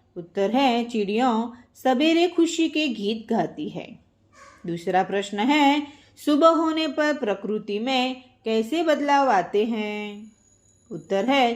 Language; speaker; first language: Hindi; non-native, local second language; Gujarati